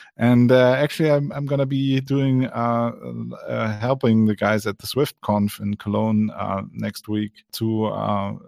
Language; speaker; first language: English; non-native, fluent; German